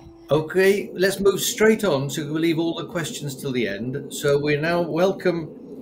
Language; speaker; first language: English; native; English